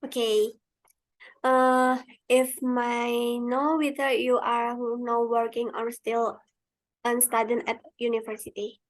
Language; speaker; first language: English; non-native, learner; Indonesian